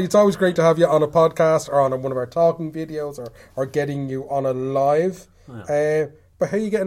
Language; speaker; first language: English; native; English